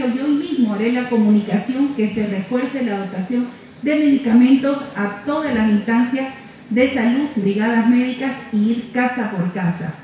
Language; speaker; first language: Spanish; native; Spanish